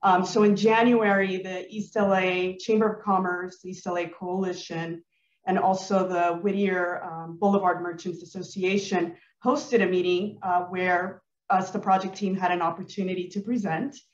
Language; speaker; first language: English; early bilingual, other home language; Spanish